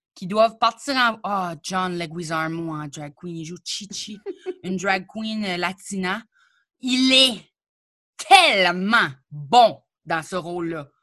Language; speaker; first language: French; native; French